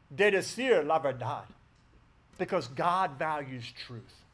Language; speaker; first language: Spanish; non-native, learner; English